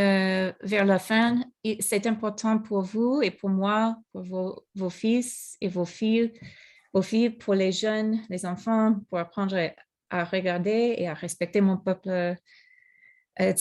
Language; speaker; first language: French; non-native, fluent; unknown